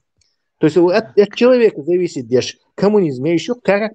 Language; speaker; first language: Russian; non-native, local second language; Chechen